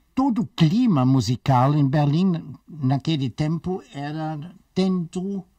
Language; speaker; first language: Portuguese; non-native, fluent; German